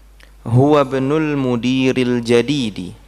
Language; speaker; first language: Arabic; non-native, fluent; Indonesian